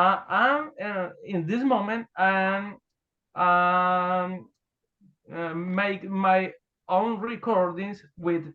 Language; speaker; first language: English; non-native, learner; Spanish